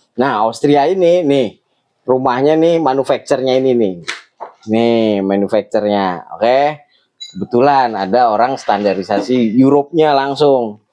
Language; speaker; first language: Indonesian; native; Indonesian